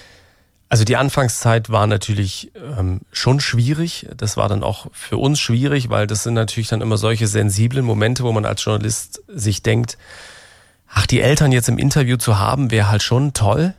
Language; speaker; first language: German; native; German